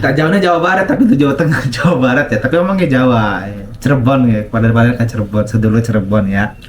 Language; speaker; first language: Indonesian; non-native, local second language; Sundanese